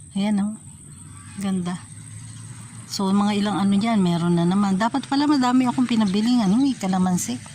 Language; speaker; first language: Filipino; native; Filipino